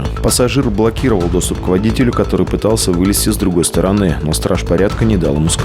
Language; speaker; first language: Russian; native; Russian